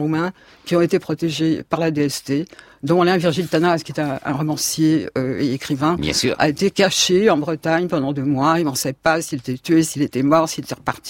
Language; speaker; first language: French; native; French